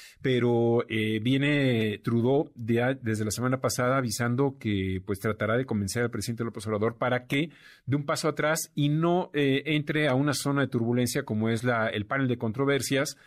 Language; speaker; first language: Spanish; native; Spanish